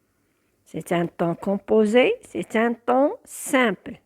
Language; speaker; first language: French; non-native, local second language; Arabic